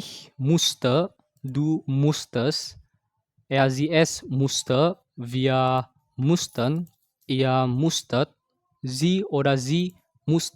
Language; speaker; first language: German; non-native, fluent; Indonesian